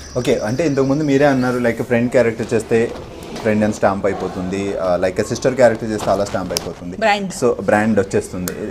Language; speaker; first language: Telugu; native; Telugu